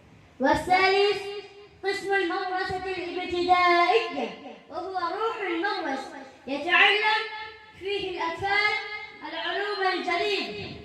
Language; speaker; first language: Arabic; non-native, learner; Urdu